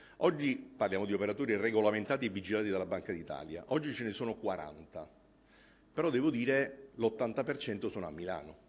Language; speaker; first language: Italian; native; Italian